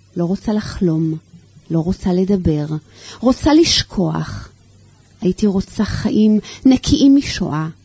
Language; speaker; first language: Hebrew; native; Hebrew